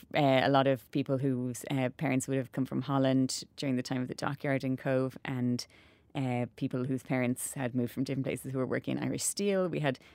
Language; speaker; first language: English; native; English